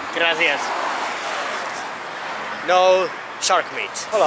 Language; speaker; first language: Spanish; non-native, learner; Finnish